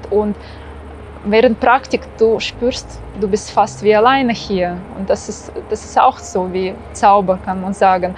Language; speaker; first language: German; non-native, fluent; Russian